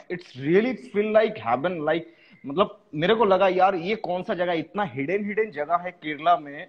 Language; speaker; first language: Hindi; non-native, local second language; Bangla